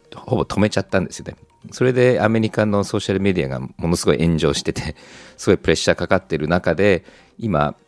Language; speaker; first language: Japanese; non-native, fluent; English